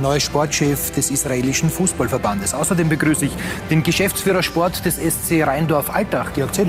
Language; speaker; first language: German; native; German